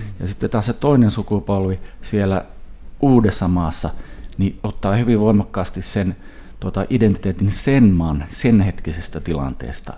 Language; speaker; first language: Finnish; early bilingual, heritage; Finnish